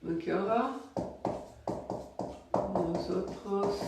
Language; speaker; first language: Spanish; non-native, learner; French